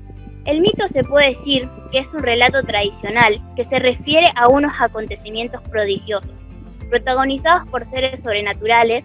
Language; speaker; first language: Spanish; native; Spanish